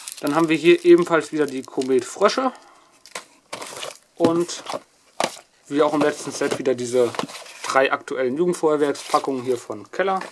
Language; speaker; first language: German; native; German